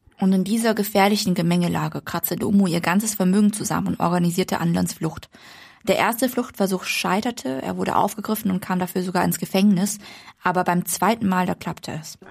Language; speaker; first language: German; early bilingual, other home language; Vietnamese